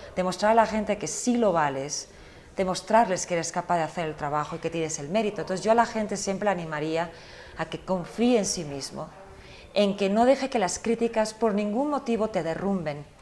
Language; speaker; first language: Spanish; early bilingual, heritage; Spanish